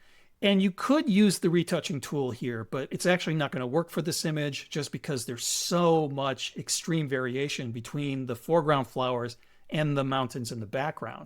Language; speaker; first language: English; native; English